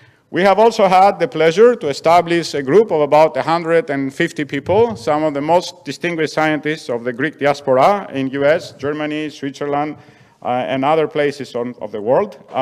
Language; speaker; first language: English; non-native, fluent; Greek